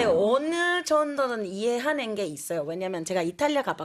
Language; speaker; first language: Korean; non-native, fluent; Spanish